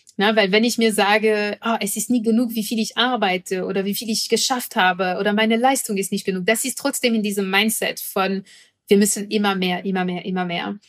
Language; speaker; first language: German; non-native, fluent; French